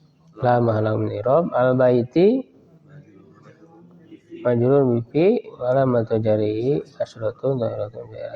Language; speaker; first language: Arabic; non-native, fluent; Indonesian